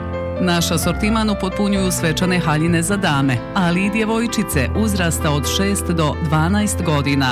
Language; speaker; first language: Bosnian; native; Bosnian